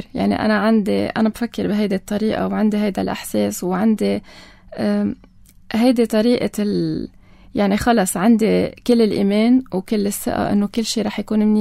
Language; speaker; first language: Arabic; native; Arabic